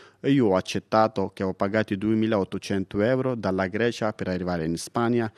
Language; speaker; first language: Italian; non-native, fluent; Pashto